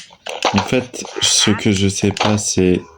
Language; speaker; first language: French; native; French